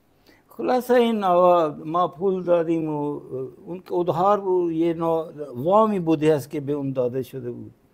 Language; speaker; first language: Persian; non-native, fluent; Punjabi